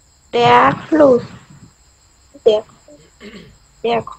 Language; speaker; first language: English; non-native, learner; Khmer